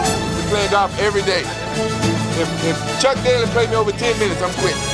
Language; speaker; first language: English; native; English